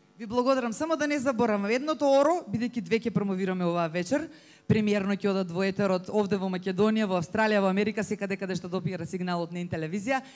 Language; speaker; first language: Macedonian; native; Macedonian